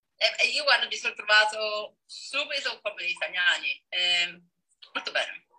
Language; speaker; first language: Italian; non-native, fluent; Danish